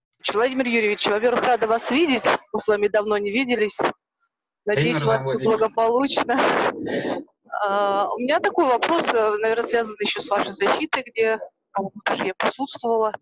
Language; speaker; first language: Russian; native; Russian